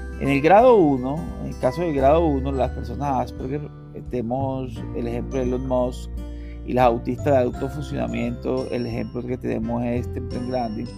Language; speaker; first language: Spanish; native; Spanish